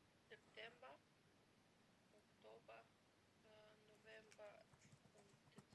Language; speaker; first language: German; non-native, learner; Macedonian